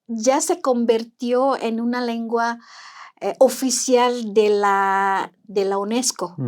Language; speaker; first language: Spanish; non-native, fluent; Indonesian